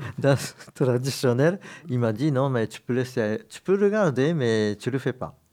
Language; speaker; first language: French; non-native, fluent; Japanese